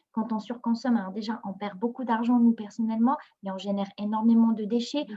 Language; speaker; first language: French; non-native, local second language; Arabic